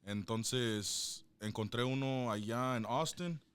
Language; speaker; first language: Spanish; early bilingual, heritage; Spanish